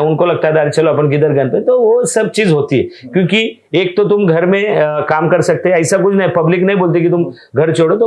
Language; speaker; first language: Hindi; non-native, local second language; Marathi